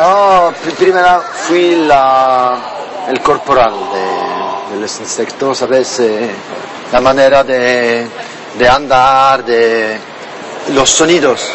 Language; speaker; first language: Spanish; non-native, learner; French